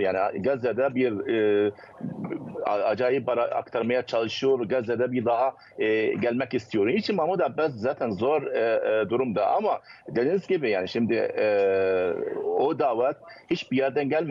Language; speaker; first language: Turkish; non-native, fluent; Arabic